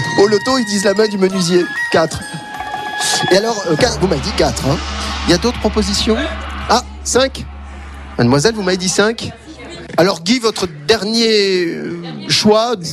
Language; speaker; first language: French; native; French